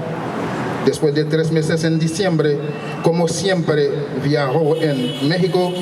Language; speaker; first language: Spanish; non-native, local second language; Haitian Creole